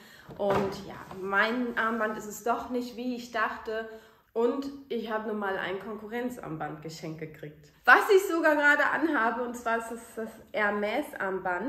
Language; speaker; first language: German; native; German